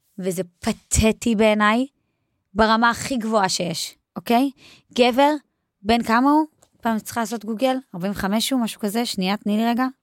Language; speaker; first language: Hebrew; native; Hebrew